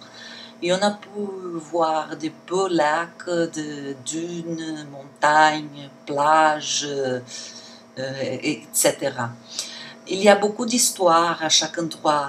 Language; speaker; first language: French; non-native, learner; Portuguese